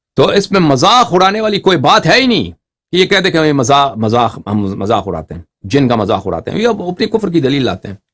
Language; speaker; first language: Urdu; non-native, fluent; Persian